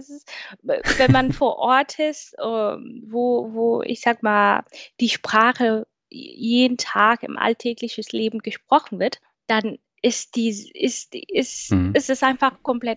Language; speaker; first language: German; non-native, fluent; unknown